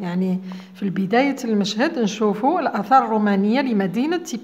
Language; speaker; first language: Arabic; native; Arabic